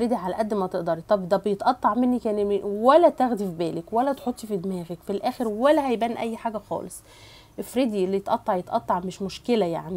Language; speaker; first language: Arabic; native; Arabic